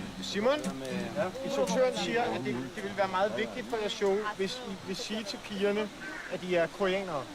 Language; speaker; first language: Danish; native; Danish